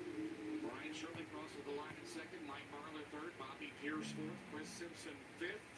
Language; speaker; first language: English; native; English